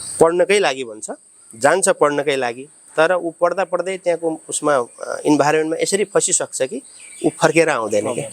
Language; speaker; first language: Nepali; native; Nepali